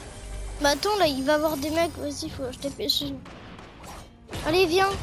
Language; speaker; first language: French; native; French